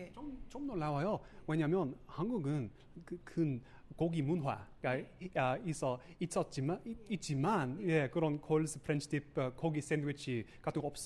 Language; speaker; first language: Korean; non-native, learner; English